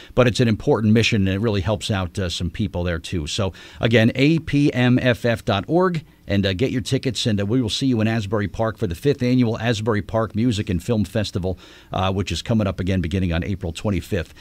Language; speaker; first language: English; native; English